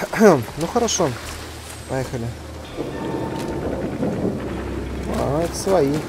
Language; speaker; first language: Russian; native; Russian